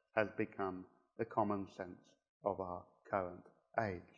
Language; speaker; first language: English; native; English